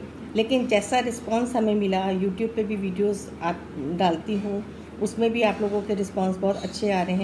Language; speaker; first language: Hindi; native; Hindi